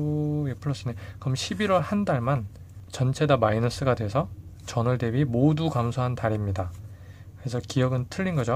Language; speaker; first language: Korean; native; Korean